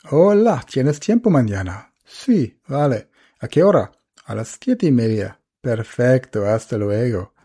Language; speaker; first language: Spanish; non-native, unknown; German